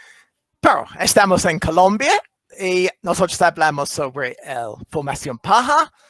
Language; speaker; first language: Spanish; non-native, fluent; English